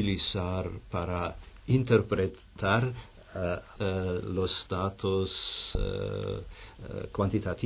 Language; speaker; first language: Spanish; non-native, fluent; German